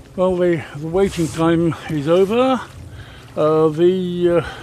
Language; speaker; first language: English; native; English